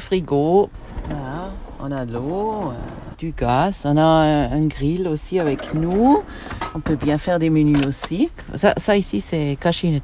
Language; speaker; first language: French; non-native, learner; German